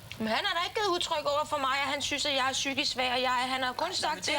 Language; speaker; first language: Danish; native; Danish